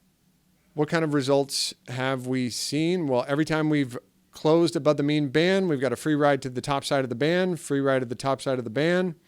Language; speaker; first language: English; native; English